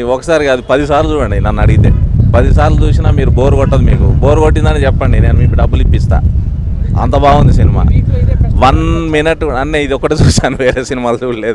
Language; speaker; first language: Telugu; native; Telugu